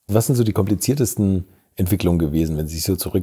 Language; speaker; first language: German; native; German